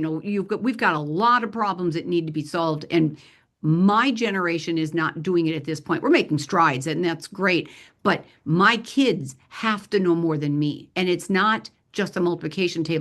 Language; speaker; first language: English; native; English